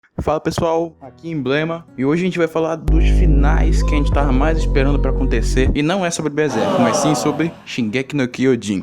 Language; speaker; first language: Portuguese; native; Portuguese